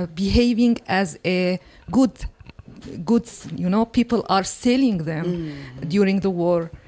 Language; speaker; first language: English; non-native, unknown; Kurdish